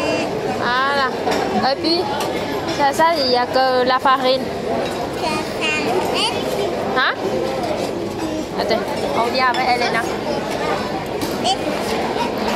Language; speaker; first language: French; non-native, fluent; Vietnamese